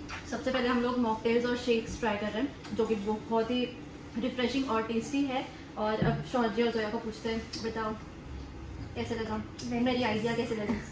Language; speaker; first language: Hindi; native; Hindi